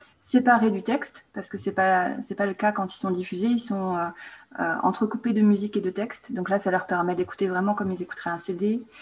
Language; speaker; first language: French; native; French